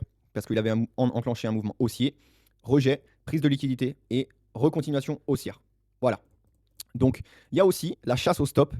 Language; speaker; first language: French; native; French